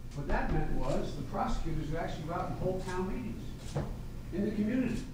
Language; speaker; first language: English; native; English